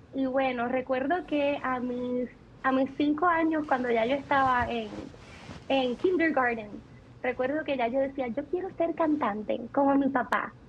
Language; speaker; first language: Spanish; native; Spanish